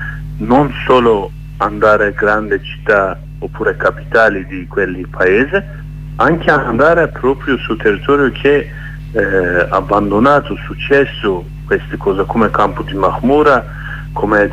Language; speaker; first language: Italian; non-native, learner; Kurdish